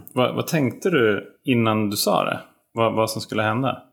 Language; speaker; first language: Swedish; native; Swedish